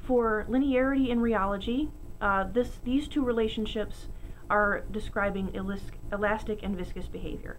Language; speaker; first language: English; native; English